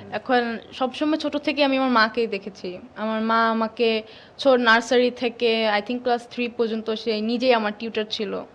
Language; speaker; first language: Bangla; early bilingual, heritage; Bangla